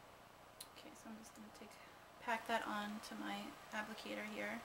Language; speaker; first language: English; native; English